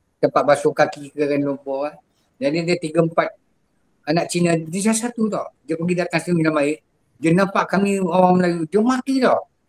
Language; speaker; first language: Malay; non-native, local second language; Javanese